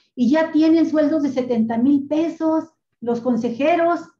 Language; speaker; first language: Spanish; native; Spanish